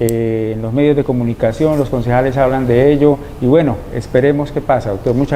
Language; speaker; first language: Spanish; native; Spanish